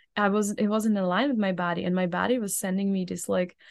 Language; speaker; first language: English; non-native, fluent; Czech